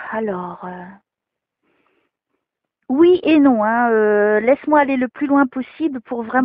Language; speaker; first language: French; native; French